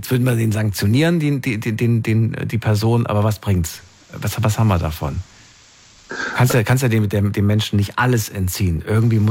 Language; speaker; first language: German; native; German